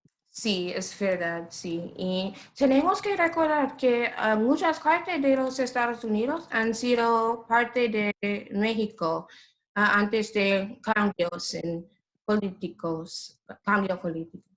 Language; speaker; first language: Spanish; non-native, fluent; English